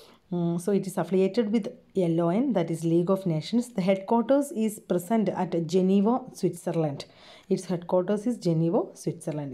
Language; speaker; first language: English; non-native, local second language; Malayalam